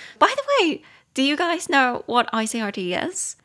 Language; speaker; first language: English; non-native, fluent; Chinese